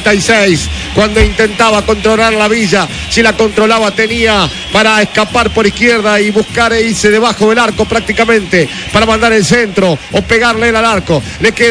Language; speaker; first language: Spanish; native; Spanish